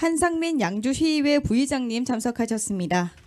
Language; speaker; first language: Korean; native; Korean